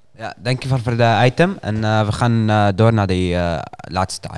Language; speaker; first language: Dutch; early bilingual, other home language; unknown